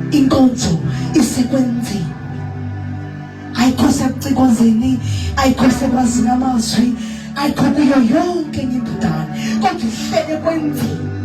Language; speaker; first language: Zulu; non-native, local second language; Xhosa